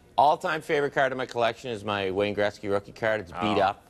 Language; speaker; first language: English; native; English